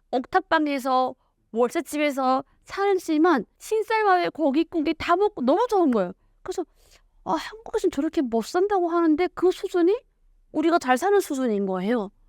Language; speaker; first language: Korean; native; Korean